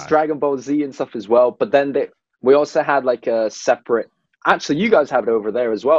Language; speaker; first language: English; non-native, local second language; Cantonese